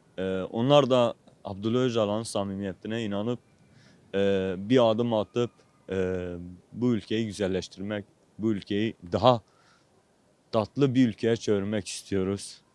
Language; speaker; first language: Turkish; non-native, local second language; Kurdish